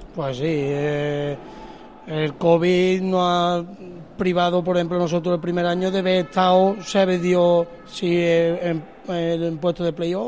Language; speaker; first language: Spanish; native; Spanish